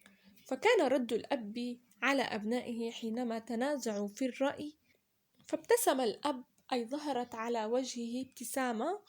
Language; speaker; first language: Arabic; native; Arabic